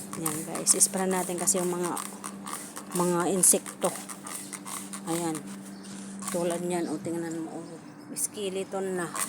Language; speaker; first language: Filipino; non-native, local second language; Iloko